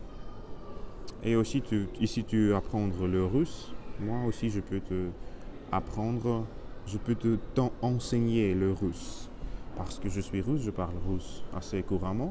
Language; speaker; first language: French; non-native, learner; Spanish